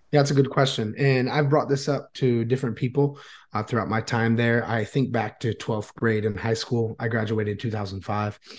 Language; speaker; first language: English; native; English